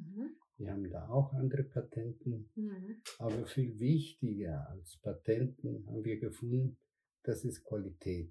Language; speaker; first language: German; non-native, fluent; Spanish